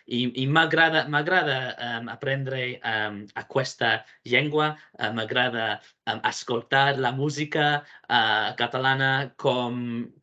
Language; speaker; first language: Catalan; non-native, learner; English